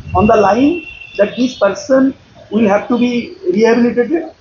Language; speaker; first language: English; non-native, local second language; Bangla